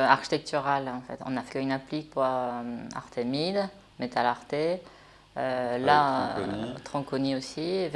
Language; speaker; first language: French; native; French